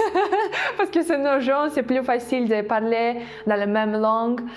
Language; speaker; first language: French; non-native, fluent; Ukrainian